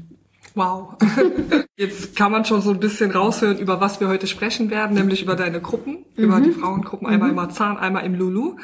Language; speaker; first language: German; native; German